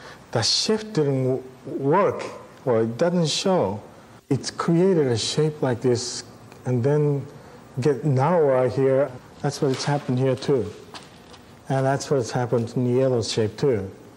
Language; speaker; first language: English; non-native, fluent; Japanese